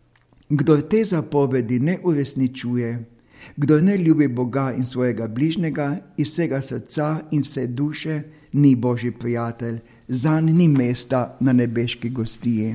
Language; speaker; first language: Slovenian; native; Slovenian